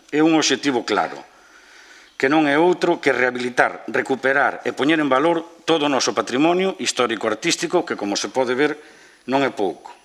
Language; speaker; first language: Galician; native; Galician